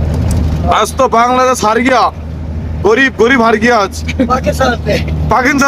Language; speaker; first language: Hindi; non-native, learner; Bangla